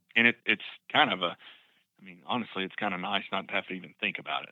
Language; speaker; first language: English; native; English